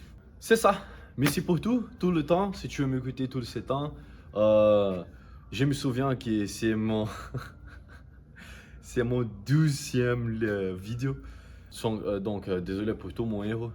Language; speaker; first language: French; non-native, learner; Portuguese